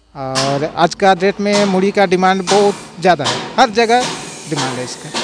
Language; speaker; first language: Hindi; native; Hindi